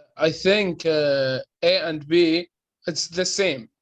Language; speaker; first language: English; non-native, learner; Arabic